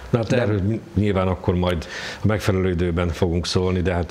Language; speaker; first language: Hungarian; native; Hungarian